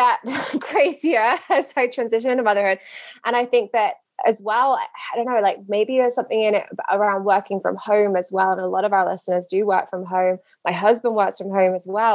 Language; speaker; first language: English; native; English